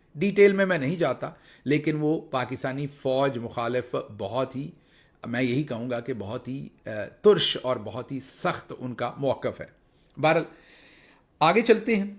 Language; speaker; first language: Urdu; non-native, local second language; Punjabi